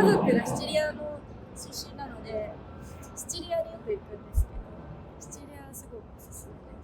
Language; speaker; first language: Japanese; native; Japanese